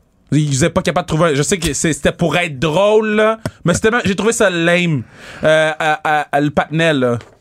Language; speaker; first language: French; native; French